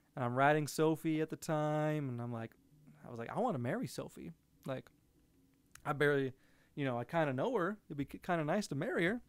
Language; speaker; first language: English; native; English